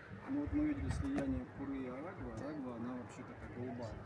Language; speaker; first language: Russian; native; Russian